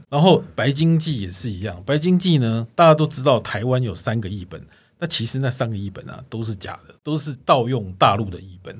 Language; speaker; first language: Chinese; native; Chinese